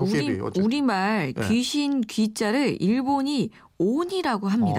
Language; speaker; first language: Korean; native; Korean